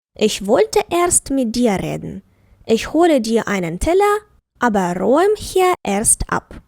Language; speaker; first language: German; non-native, fluent; Ukrainian